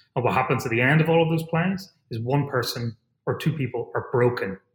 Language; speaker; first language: English; native; English